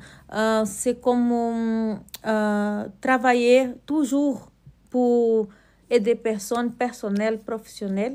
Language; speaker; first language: French; non-native, learner; Portuguese